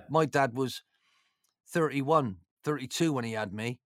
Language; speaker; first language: English; native; English